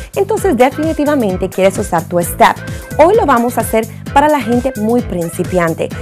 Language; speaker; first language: Spanish; native; Spanish